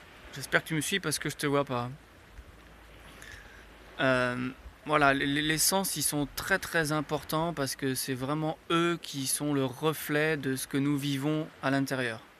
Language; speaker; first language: French; native; French